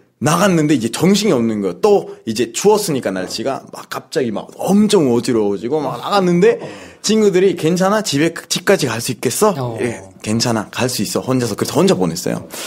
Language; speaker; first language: Korean; non-native, fluent; Spanish